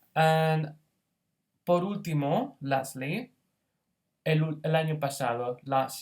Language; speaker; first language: Spanish; non-native, fluent; English